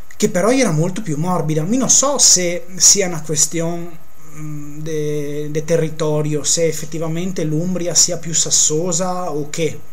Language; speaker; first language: Italian; non-native, local second language; Venetian